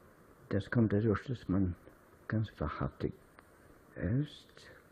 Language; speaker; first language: German; non-native, fluent; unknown